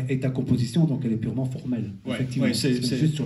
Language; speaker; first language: French; native; French